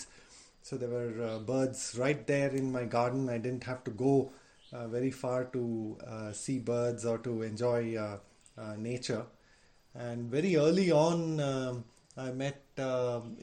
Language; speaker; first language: English; non-native, local second language; Tamil